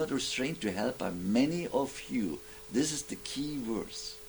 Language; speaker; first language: English; non-native, fluent; German